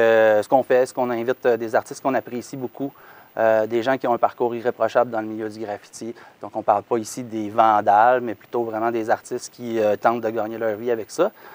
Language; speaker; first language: French; native; French